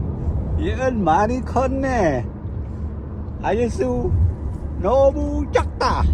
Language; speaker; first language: Korean; non-native, learner; Khmer